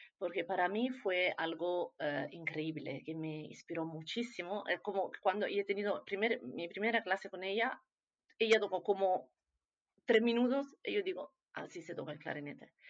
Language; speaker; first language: Spanish; non-native, fluent; Italian